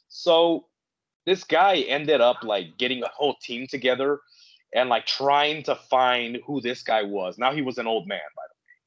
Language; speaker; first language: English; native; English